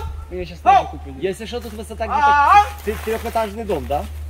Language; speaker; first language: Russian; native; Russian